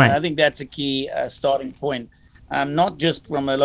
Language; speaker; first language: English; native; English